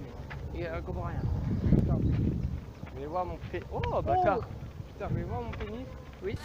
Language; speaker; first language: French; native; French